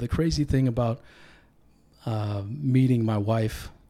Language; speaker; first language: English; early bilingual, other home language; Tongan